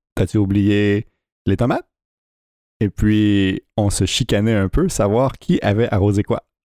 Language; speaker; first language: French; native; French